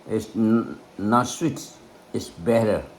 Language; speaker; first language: English; non-native, learner; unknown